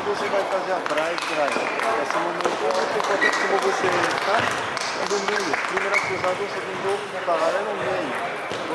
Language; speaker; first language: Portuguese; non-native, fluent; French